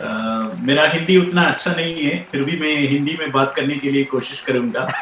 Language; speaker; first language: Hindi; non-native, local second language; Malayalam